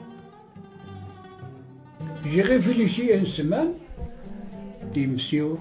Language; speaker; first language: French; non-native, local second language; Arabic